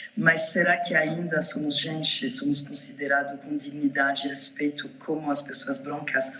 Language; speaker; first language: Portuguese; non-native, fluent; French